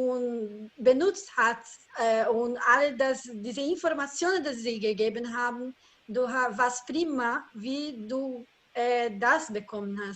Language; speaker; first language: German; non-native, learner; Portuguese